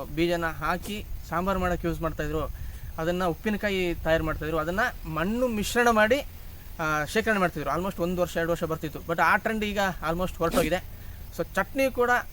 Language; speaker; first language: Kannada; non-native, local second language; Kodava